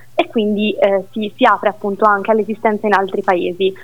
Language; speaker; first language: Italian; native; Italian